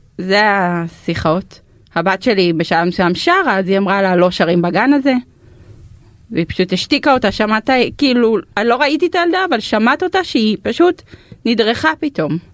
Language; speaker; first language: Hebrew; native; Hebrew